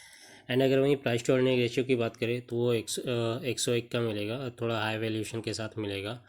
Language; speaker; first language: Hindi; native; Hindi